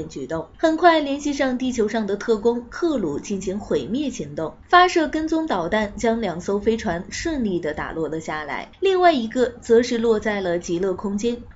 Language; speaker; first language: Chinese; native; Chinese